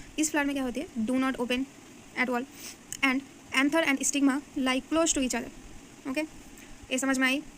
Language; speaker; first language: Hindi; non-native, local second language; Bangla